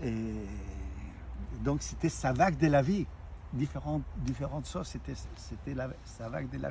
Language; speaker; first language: French; native; French